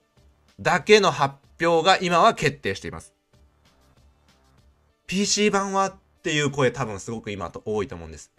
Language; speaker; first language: Japanese; native; Japanese